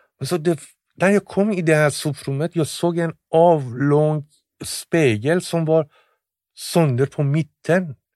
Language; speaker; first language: Swedish; non-native, fluent; Persian